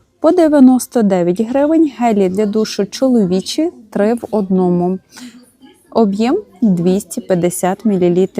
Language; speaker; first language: Ukrainian; native; Ukrainian